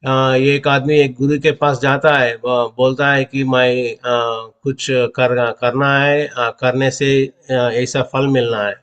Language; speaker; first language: Hindi; non-native, local second language; Telugu